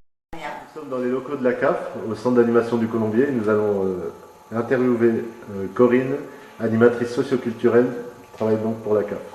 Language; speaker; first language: French; native; French